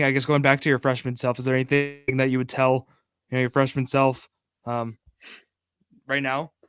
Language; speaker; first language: English; native; English